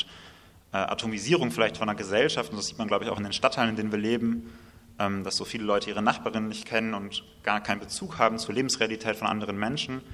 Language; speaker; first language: German; native; German